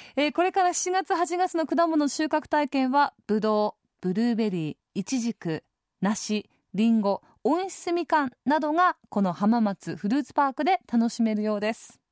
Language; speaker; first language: Japanese; native; Japanese